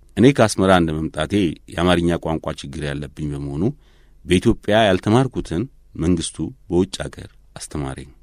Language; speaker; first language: Amharic; native; Amharic